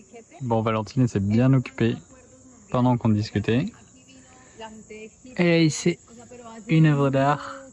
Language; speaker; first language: French; native; French